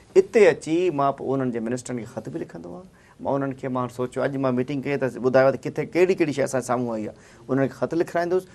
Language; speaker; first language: Sindhi; native; Sindhi